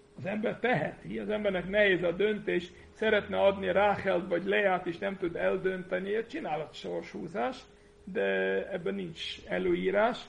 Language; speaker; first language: Hungarian; non-native, fluent; English